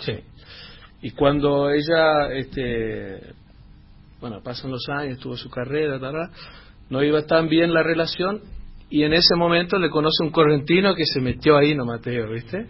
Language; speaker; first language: Spanish; non-native, fluent; Dutch